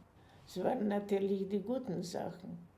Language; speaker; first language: German; non-native, fluent; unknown